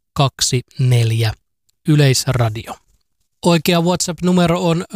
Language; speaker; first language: Finnish; native; Finnish